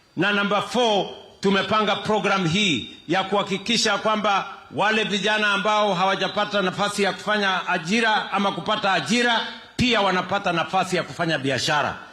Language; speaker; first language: Swahili; non-native, local second language; Kalenjin